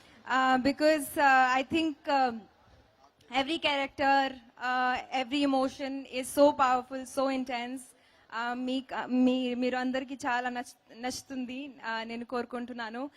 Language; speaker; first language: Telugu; non-native, local second language; Hindi